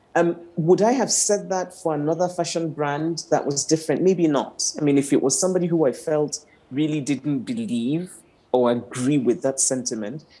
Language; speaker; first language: English; non-native, local second language; Igbo